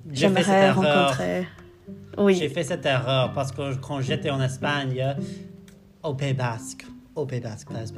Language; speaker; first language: French; non-native, learner; English